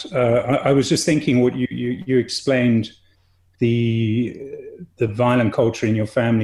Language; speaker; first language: English; native; English